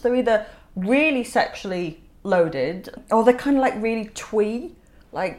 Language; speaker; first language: English; native; English